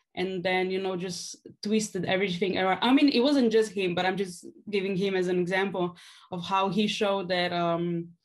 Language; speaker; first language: English; non-native, fluent; Slovenian